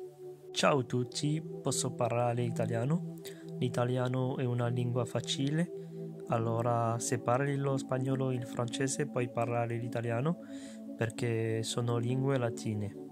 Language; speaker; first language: Italian; non-native, learner; French